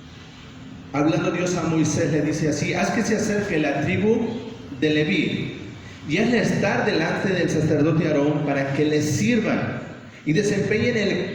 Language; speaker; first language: Spanish; native; Spanish